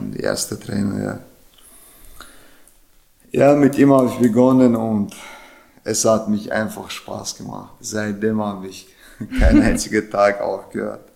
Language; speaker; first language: German; non-native, fluent; Chechen